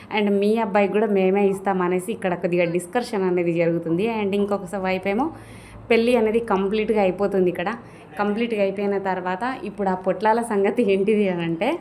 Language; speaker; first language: Telugu; non-native, local second language; Lambadi